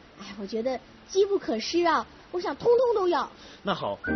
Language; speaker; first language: Chinese; native; Chinese